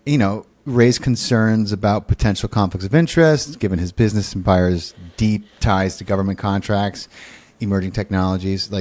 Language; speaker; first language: English; native; English